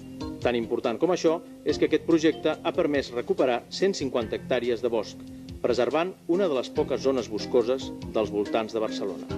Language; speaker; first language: Catalan; native; Catalan